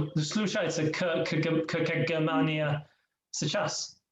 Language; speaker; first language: Russian; non-native, learner; English